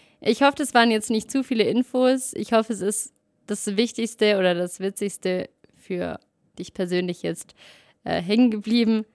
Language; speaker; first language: German; native; German